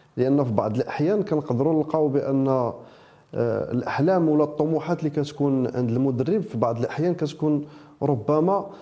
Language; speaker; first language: Arabic; native; Arabic